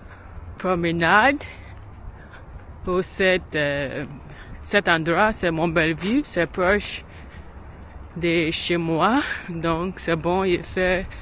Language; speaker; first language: French; non-native, learner; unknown